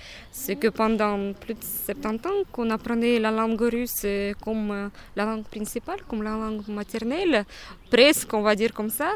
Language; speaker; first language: French; non-native, fluent; Russian